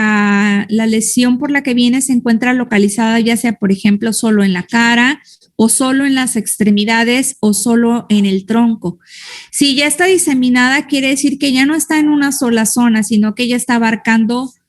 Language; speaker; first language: Spanish; native; Spanish